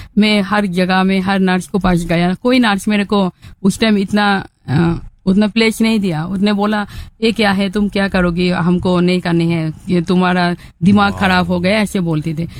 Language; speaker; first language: Hindi; non-native, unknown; Bangla